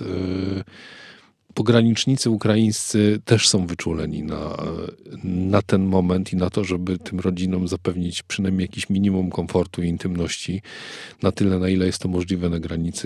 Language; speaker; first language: Polish; native; Polish